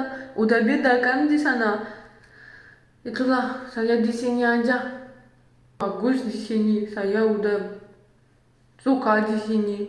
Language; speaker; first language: Indonesian; non-native, learner; Russian